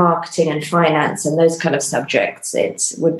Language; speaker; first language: English; native; English